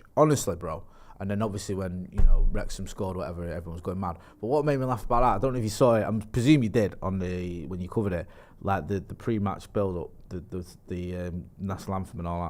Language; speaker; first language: English; native; English